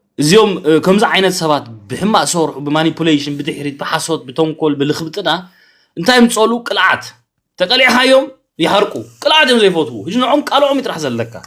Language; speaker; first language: Tigrinya; early bilingual, heritage; Tigrinya